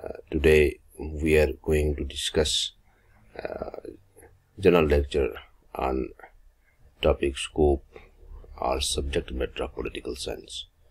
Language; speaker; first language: English; non-native, local second language; Kashmiri